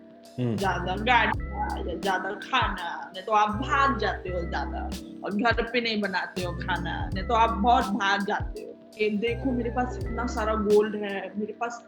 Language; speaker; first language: Hindi; non-native, local second language; Marathi